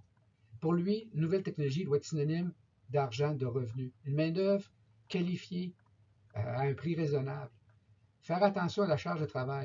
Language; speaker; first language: French; native; French